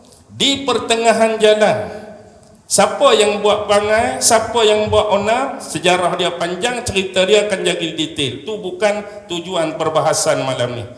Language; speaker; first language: Malay; native; Malay